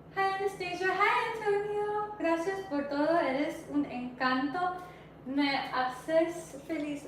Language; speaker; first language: Spanish; non-native, fluent; English